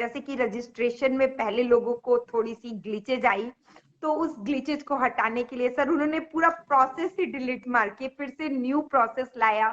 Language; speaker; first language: Hindi; native; Hindi